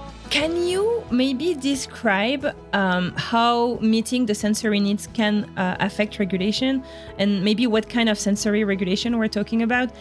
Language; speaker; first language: English; non-native, fluent; French